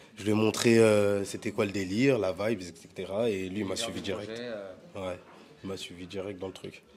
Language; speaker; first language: French; native; French